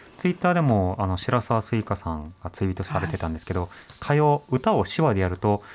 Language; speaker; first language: Japanese; native; Japanese